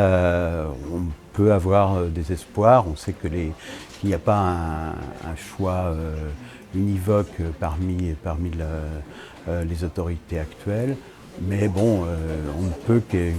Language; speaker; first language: French; native; French